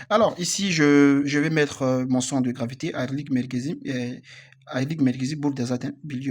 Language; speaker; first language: Turkish; non-native, learner; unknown